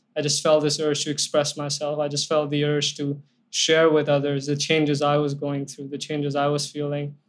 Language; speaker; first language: English; non-native, local second language; Hindi